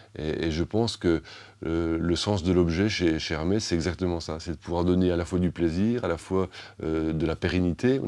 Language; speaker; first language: French; native; French